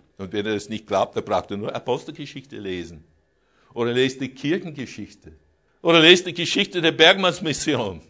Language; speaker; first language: German; non-native, fluent; English